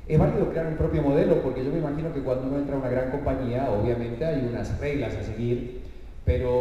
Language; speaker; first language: Spanish; native; Spanish